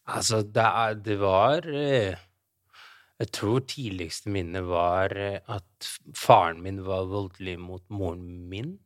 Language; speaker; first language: Norwegian; early bilingual, other home language; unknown